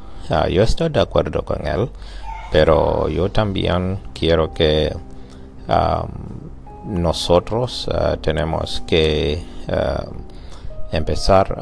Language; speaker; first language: Spanish; non-native, learner; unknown